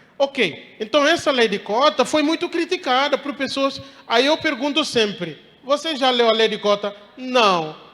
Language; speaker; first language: Portuguese; non-native, local second language; Upper Guinea Crioulo